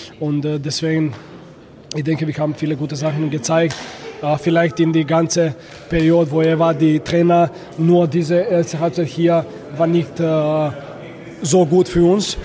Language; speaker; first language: German; non-native, learner; Croatian